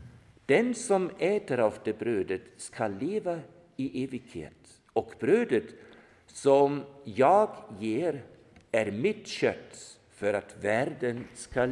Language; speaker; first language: Swedish; non-native, fluent; German